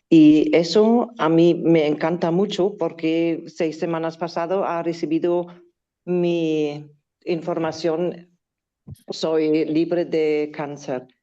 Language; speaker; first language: Spanish; non-native, learner; German